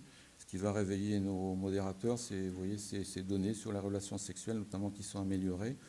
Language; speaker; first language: French; native; French